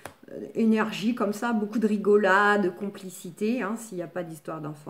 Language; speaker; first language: French; native; French